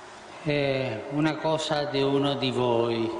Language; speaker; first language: Italian; non-native, fluent; Spanish